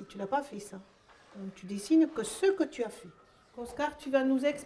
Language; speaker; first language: French; native; French